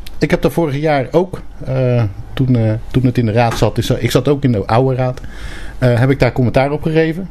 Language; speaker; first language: Dutch; early bilingual, other home language; Turkish